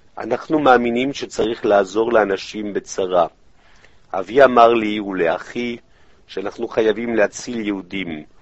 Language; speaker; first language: Hebrew; non-native, fluent; French